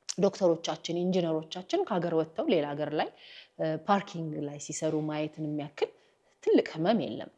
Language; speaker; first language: Amharic; native; Amharic